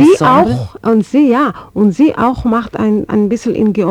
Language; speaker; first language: German; non-native, learner; Hebrew